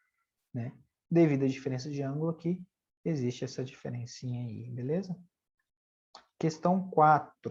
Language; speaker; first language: Portuguese; native; Portuguese